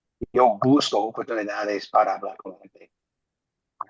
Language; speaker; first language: Spanish; non-native, fluent; English